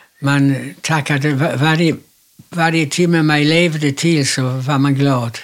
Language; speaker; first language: Swedish; non-native, fluent; Polish